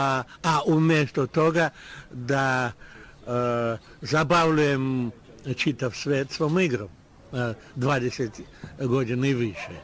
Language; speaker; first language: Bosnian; non-native, learner; Russian